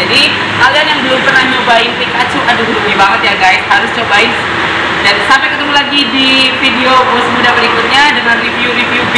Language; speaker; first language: Indonesian; native; Indonesian